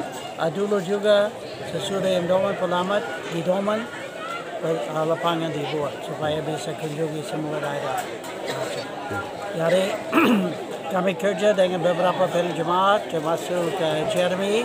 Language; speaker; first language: Indonesian; non-native, fluent; English